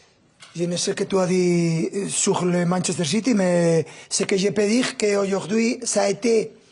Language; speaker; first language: French; non-native, fluent; Spanish